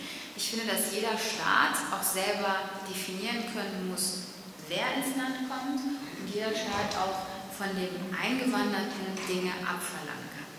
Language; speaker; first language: German; early bilingual, other home language; Turkish